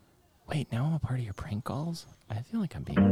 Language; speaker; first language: English; native; English